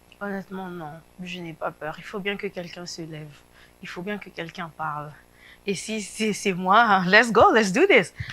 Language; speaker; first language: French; non-native, local second language; Lingala